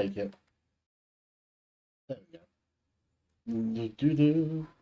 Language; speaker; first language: English; native; English